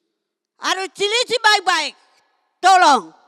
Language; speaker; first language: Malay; non-native, local second language; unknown